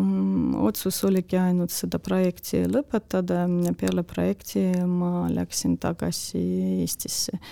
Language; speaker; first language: Estonian; non-native, local second language; Russian